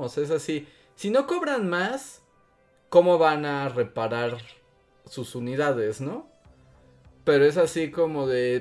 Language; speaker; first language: Spanish; native; Spanish